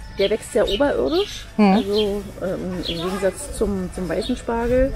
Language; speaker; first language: German; native; German